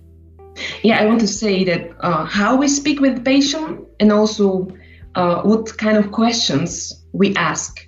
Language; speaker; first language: English; non-native, fluent; Slovak